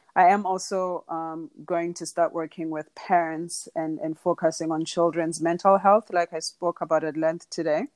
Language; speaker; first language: English; non-native, local second language; Xhosa